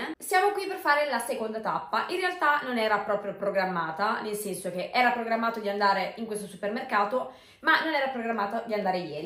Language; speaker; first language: Italian; native; Italian